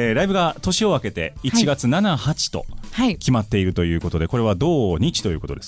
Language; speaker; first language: Japanese; native; Japanese